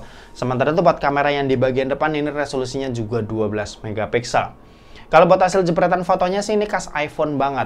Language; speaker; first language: Indonesian; native; Indonesian